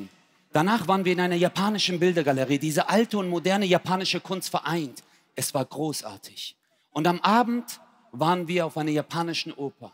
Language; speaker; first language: German; early bilingual, other home language; Turkish